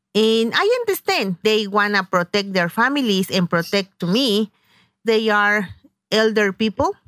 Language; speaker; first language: English; non-native, learner; Spanish